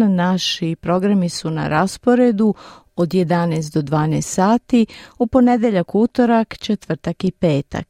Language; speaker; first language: Croatian; native; Croatian